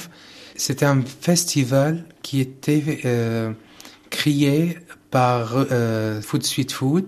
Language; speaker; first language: French; non-native, learner; Arabic